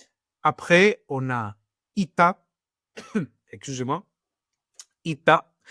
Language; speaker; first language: French; non-native, fluent; Greek